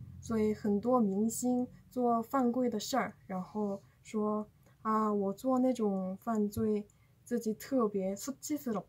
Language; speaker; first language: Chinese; non-native, fluent; Korean